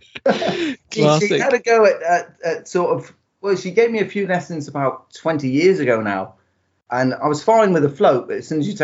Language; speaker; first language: English; native; English